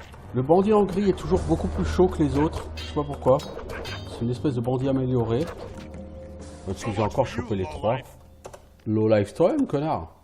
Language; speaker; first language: French; native; French